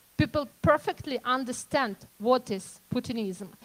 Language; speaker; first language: English; non-native, fluent; Ukrainian